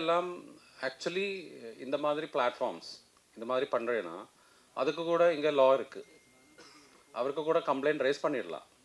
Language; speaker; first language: Tamil; non-native, fluent; Malayalam